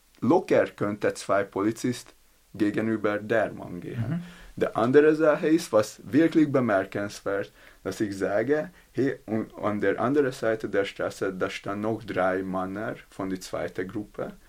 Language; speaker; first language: German; non-native, learner; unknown